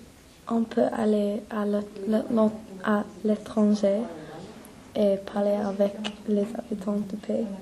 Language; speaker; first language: French; non-native, learner; English